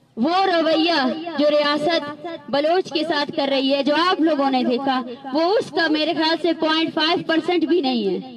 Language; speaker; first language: Urdu; non-native, local second language; Baluchi